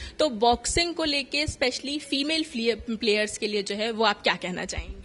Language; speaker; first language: Hindi; native; Hindi